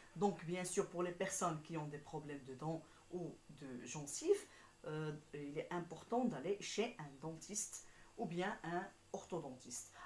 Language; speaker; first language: French; non-native, local second language; Arabic